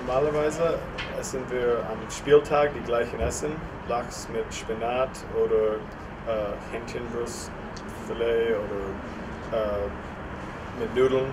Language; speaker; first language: German; non-native, fluent; English